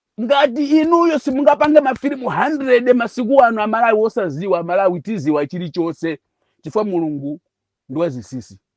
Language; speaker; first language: Nyanja; non-native, local second language; Tumbuka